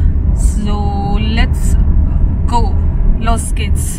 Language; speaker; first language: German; non-native, learner; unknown